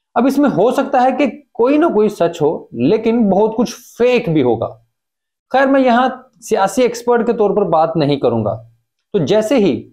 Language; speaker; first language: Urdu; native; Urdu